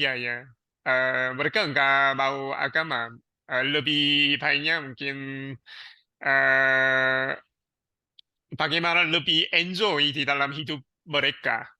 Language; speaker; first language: Indonesian; non-native, learner; Korean